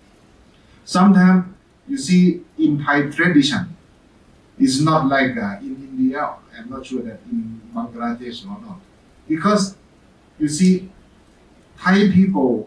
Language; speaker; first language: English; non-native, fluent; Thai